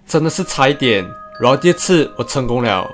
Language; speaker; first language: Chinese; native; Chinese